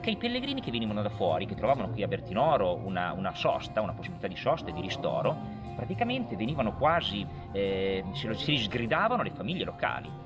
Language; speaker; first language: Italian; native; Italian